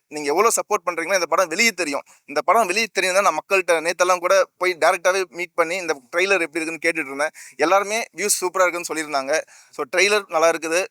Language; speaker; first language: Tamil; native; Tamil